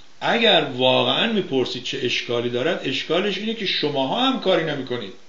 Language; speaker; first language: Persian; native; Persian